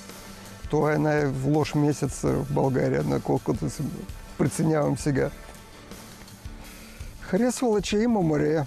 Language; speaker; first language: Bulgarian; non-native, learner; Russian